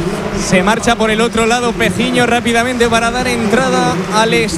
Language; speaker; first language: Spanish; native; Spanish